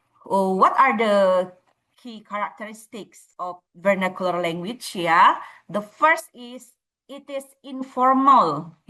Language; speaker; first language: English; non-native, fluent; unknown